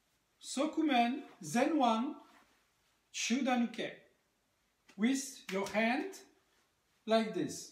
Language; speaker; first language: English; non-native, learner; French